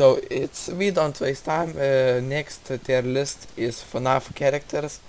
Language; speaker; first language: English; non-native, learner; Russian